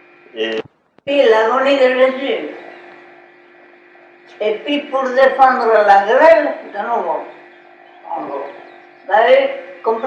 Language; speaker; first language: French; non-native, local second language; Basque